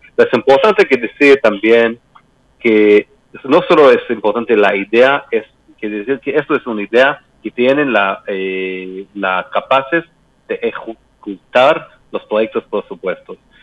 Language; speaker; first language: Spanish; non-native, learner; Hebrew